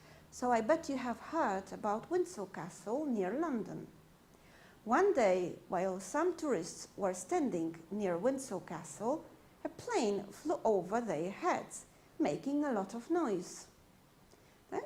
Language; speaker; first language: English; non-native, fluent; Polish